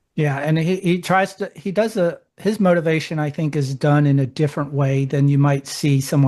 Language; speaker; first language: English; native; English